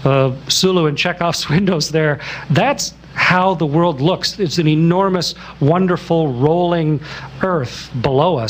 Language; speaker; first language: English; native; English